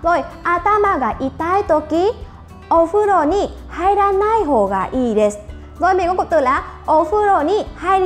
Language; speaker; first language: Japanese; non-native, fluent; Vietnamese